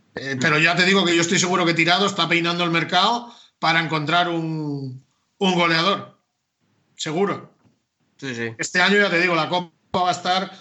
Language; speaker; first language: Spanish; native; Spanish